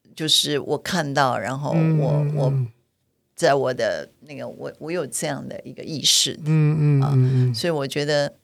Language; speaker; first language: Chinese; native; Chinese